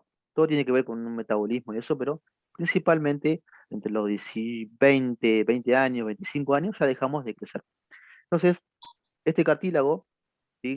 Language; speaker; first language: Spanish; native; Spanish